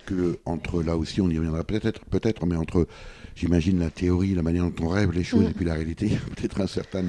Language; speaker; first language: French; native; French